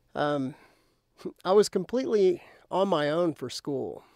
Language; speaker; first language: English; native; English